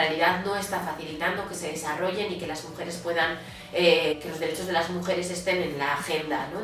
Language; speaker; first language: Spanish; native; Spanish